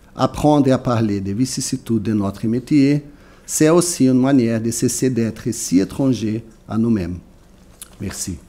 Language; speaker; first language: French; non-native, fluent; Portuguese